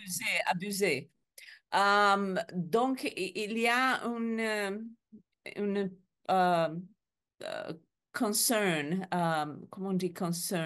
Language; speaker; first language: French; non-native, learner; Portuguese